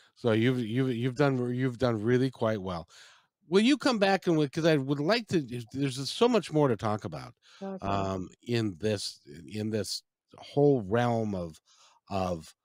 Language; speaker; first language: English; native; English